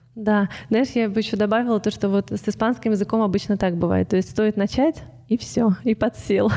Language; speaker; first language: Russian; native; Russian